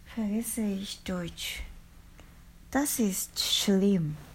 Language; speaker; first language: German; non-native, learner; Japanese